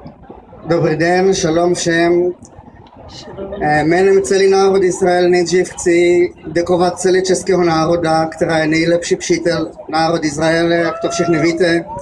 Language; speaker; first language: Czech; non-native, learner; Hebrew